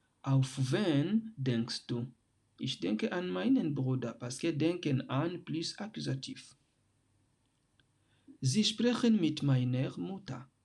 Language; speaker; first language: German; non-native, fluent; French